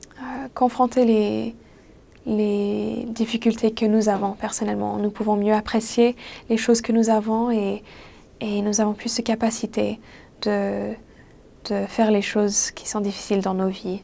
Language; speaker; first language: French; non-native, fluent; English